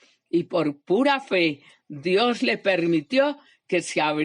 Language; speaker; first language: Spanish; native; Spanish